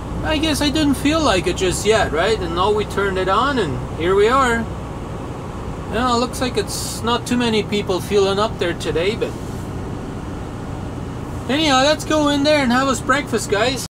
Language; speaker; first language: English; native; English